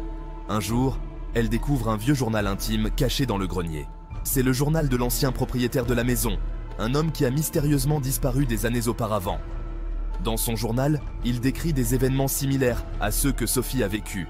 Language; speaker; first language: French; native; French